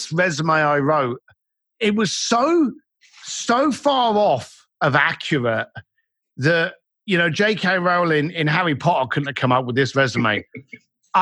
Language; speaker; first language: English; native; English